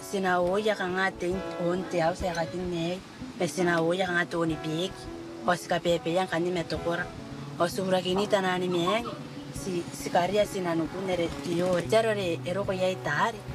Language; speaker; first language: English; non-native, fluent; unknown